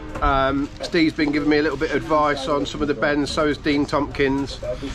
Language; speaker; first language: English; native; English